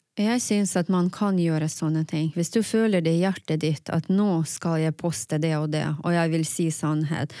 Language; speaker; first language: Norwegian; non-native, fluent; Ukrainian